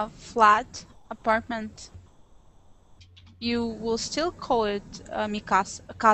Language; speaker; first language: English; non-native, learner; Russian